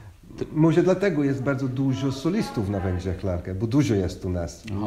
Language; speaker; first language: Polish; non-native, fluent; Hungarian